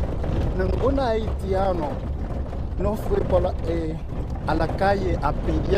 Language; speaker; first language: Spanish; non-native, learner; Haitian Creole